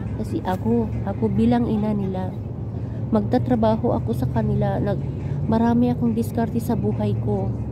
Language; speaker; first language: Filipino; non-native, local second language; Cebuano